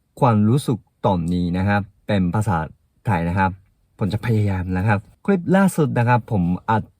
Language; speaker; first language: Thai; non-native, fluent; Japanese